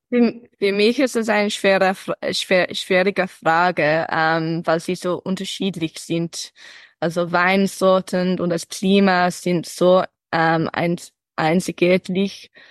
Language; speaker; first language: German; early bilingual, heritage; English